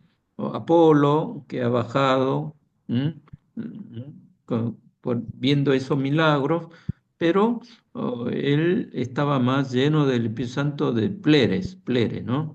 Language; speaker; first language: Spanish; non-native, fluent; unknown